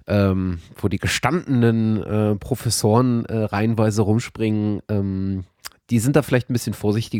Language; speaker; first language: German; native; German